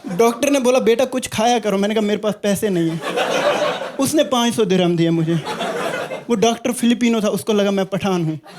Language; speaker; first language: Hindi; non-native, local second language; Kashmiri